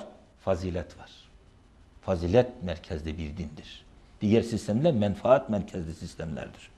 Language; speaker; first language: Turkish; native; Turkish